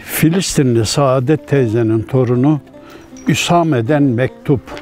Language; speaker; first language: Turkish; native; Turkish